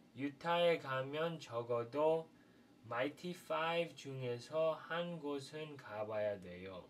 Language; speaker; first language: Korean; non-native, fluent; English